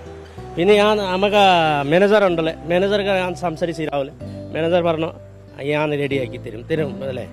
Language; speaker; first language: Malayalam; non-native, learner; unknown